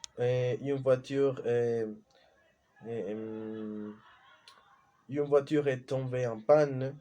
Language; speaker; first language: French; non-native, learner; Spanish